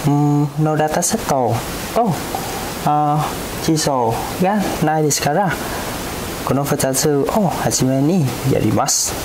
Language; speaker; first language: Japanese; non-native, fluent; Vietnamese